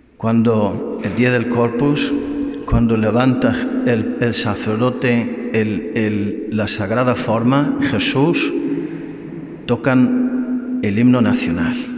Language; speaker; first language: Spanish; non-native, fluent; English